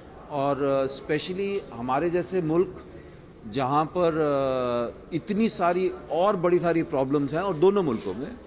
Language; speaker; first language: Hindi; native; Hindi